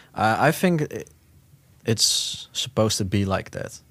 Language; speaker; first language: English; non-native, fluent; Dutch